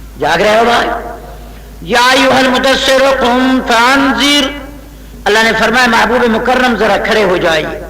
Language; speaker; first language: Urdu; non-native, local second language; Saraiki